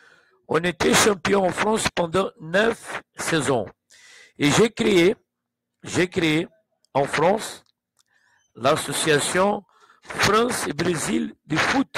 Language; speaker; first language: French; non-native, learner; Portuguese